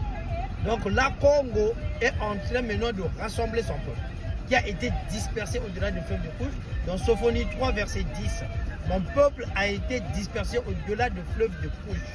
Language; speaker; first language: French; non-native, local second language; Kongo